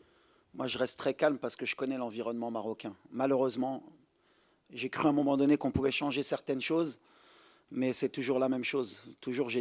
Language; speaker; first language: French; native; French